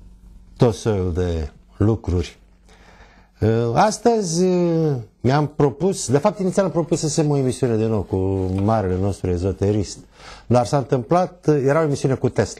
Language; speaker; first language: Romanian; native; Romanian